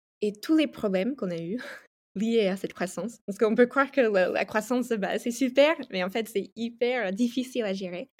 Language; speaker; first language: French; non-native, fluent; English